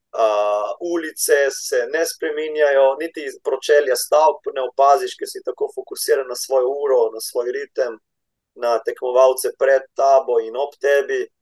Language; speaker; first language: Slovenian; native; Slovenian